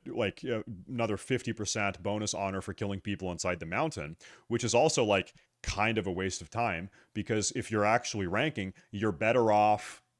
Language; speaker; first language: English; native; English